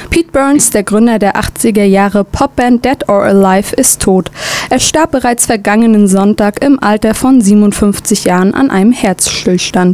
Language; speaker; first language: German; native; German